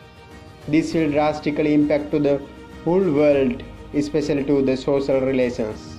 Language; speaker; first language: English; non-native, local second language; Sinhala